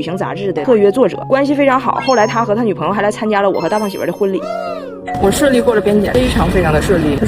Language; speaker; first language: Chinese; native; Chinese